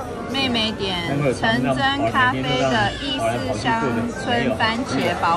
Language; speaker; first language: Chinese; early bilingual, heritage; Chinese